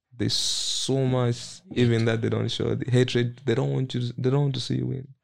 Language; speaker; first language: English; non-native, local second language; Nyanja